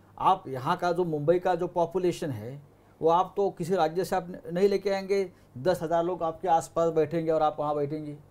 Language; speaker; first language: Hindi; non-native, local second language; Marathi